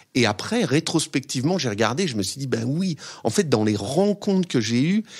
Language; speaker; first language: French; native; French